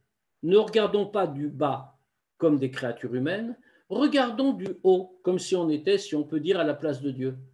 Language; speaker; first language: French; native; French